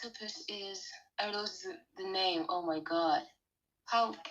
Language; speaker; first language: English; non-native, learner; French